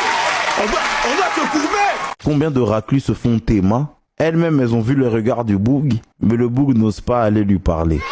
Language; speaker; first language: French; native; French